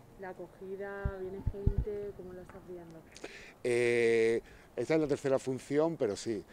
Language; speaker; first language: Spanish; native; Spanish